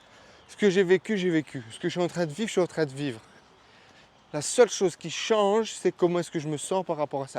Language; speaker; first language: French; native; French